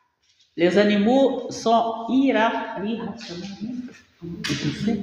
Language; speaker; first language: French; non-native, learner; Portuguese